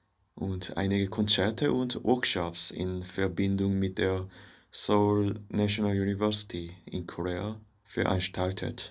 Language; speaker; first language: German; non-native, fluent; Korean